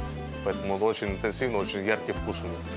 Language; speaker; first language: Russian; native; Russian